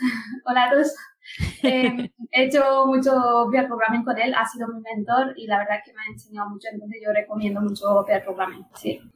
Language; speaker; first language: Spanish; non-native, fluent; Punjabi